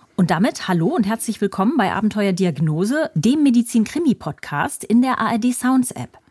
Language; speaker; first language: German; native; German